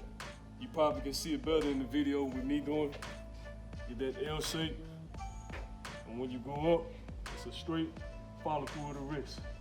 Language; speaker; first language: English; native; English